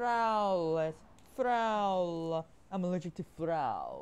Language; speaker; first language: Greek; early bilingual, heritage; English